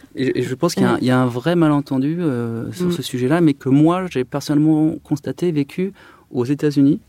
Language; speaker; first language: French; native; French